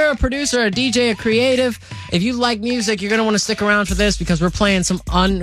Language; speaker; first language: English; native; English